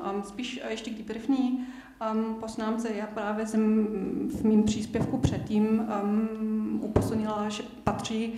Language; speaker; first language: Czech; non-native, fluent; German